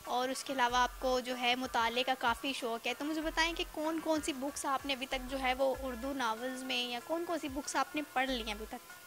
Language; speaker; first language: Urdu; native; Urdu